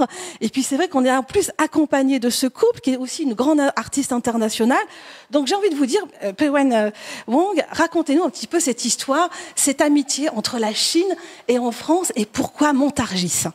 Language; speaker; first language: French; native; French